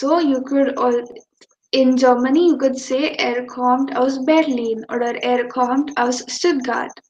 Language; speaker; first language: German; non-native, fluent; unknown